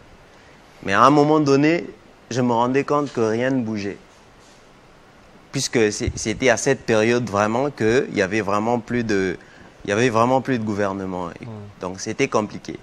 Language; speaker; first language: French; non-native, local second language; Lingala